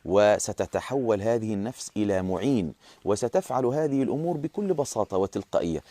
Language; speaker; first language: Arabic; native; Arabic